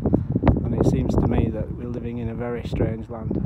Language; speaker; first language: English; native; English